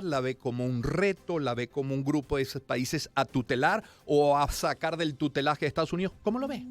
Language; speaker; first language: Spanish; native; Spanish